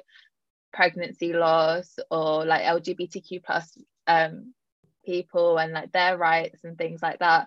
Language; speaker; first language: English; native; English